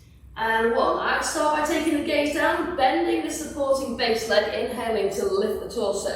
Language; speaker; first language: English; native; English